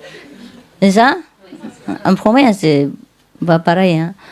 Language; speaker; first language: French; non-native, learner; Vietnamese